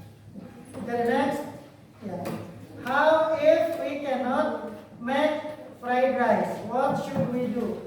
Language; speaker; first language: English; non-native, fluent; Indonesian